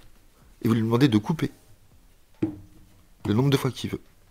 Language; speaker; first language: French; native; French